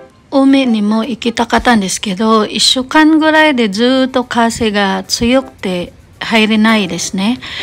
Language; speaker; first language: Japanese; non-native, fluent; Cebuano